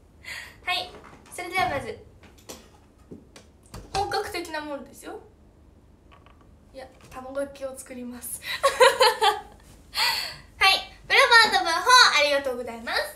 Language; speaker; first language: Japanese; native; Japanese